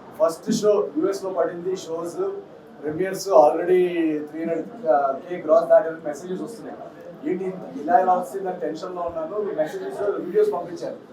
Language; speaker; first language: Telugu; native; Telugu